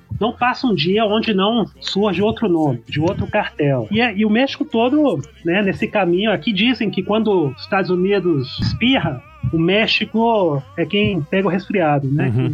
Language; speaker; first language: Portuguese; early bilingual, heritage; Portuguese